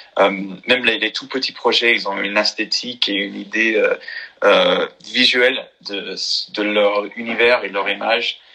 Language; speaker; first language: French; non-native, fluent; English